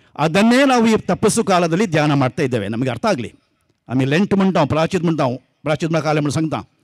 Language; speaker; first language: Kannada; non-native, local second language; Konkani